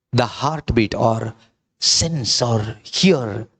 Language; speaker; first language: English; non-native, local second language; Kannada